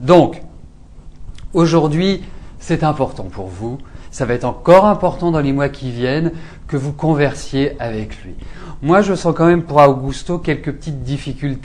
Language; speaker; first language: French; native; French